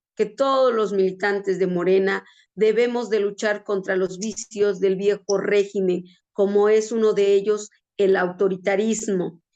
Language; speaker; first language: Spanish; native; Spanish